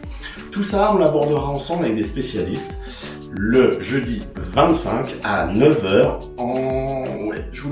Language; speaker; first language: French; native; French